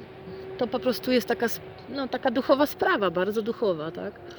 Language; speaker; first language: Polish; non-native, fluent; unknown